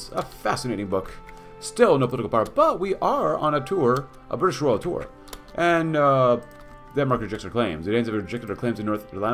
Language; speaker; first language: English; native; English